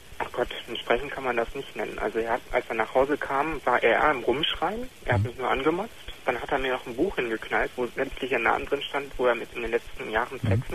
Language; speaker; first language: German; native; German